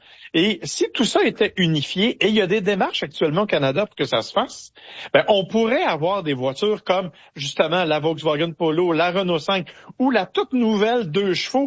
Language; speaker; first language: French; native; French